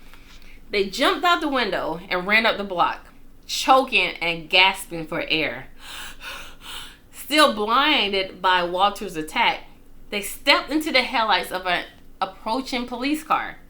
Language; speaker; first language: English; native; English